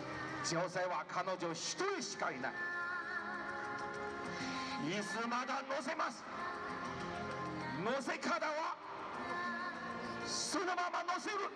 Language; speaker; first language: Japanese; non-native, learner; Chinese